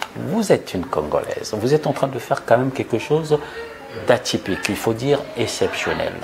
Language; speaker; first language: French; non-native, local second language; Lingala